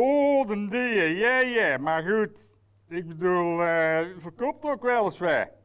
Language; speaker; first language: Dutch; native; Dutch